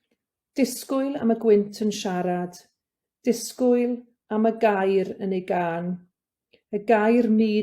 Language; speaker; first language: Welsh; native; Welsh